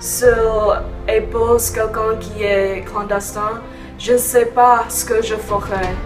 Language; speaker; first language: French; non-native, learner; English